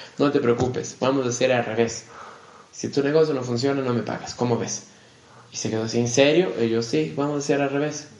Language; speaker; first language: Spanish; non-native, fluent; Portuguese